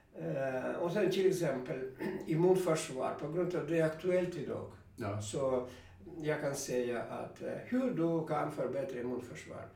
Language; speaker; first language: Swedish; non-native, fluent; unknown